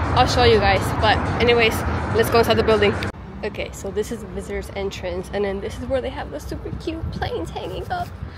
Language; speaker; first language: English; early bilingual, other home language; Spanish